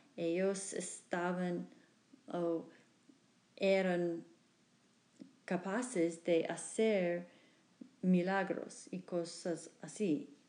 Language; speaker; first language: Spanish; non-native, learner; English